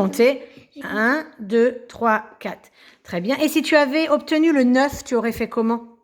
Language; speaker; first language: French; native; French